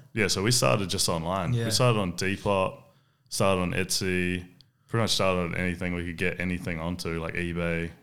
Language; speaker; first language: English; native; English